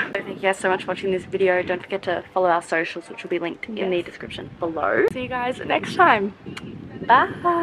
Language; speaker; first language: English; native; English